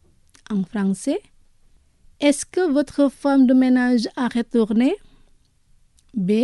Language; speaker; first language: French; non-native, fluent; Indonesian